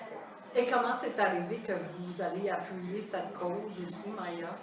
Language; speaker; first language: French; native; French